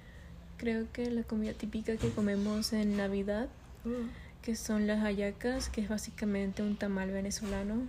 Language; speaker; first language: Spanish; early bilingual, other home language; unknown